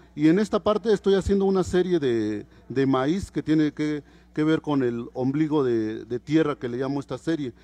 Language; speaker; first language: Spanish; non-native, local second language; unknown